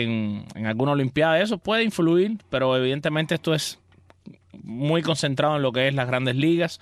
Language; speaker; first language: Spanish; native; Spanish